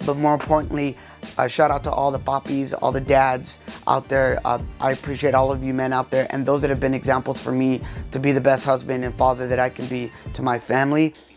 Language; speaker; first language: English; early bilingual, other home language; Spanish